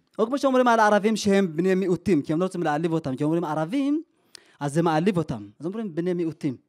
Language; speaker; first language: Hebrew; early bilingual, other home language; Amharic